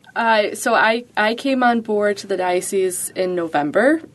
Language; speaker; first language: English; native; English